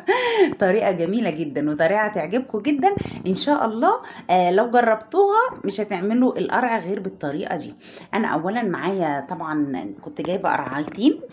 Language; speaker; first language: Arabic; native; Arabic